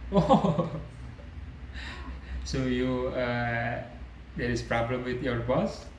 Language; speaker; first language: English; non-native, learner; Indonesian